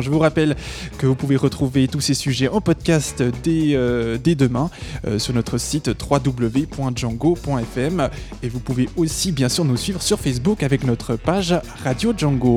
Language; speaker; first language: French; native; French